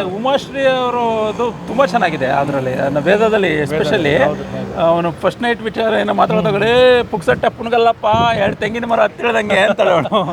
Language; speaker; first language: Kannada; native; Kannada